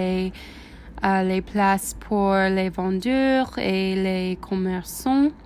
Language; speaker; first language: French; non-native, learner; English